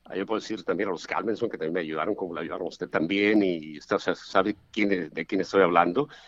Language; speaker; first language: Spanish; native; Spanish